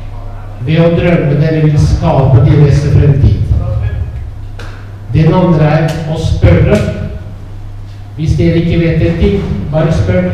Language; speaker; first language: Norwegian; non-native, fluent; Italian